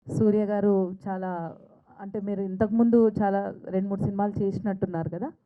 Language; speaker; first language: Telugu; native; Telugu